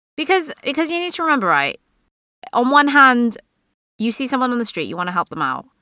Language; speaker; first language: English; native; English